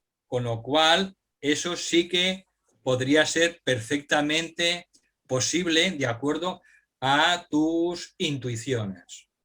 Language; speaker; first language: Spanish; native; Spanish